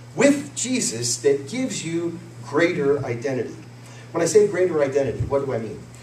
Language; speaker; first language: English; native; English